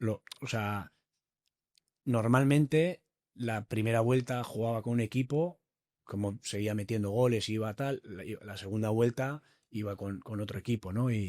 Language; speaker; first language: Spanish; native; Spanish